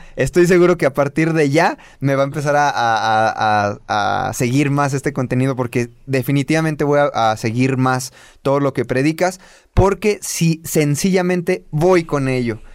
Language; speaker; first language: Spanish; native; Spanish